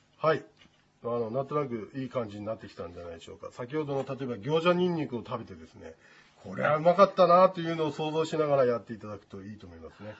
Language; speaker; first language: Japanese; native; Japanese